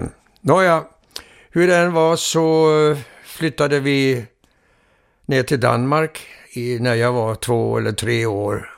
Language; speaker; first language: Swedish; early bilingual, heritage; Swedish